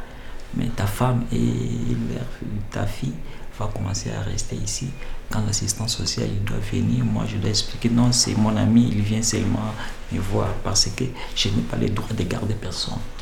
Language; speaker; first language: French; non-native, local second language; Lingala